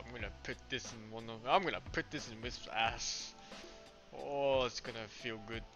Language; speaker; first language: English; early bilingual, heritage; Dutch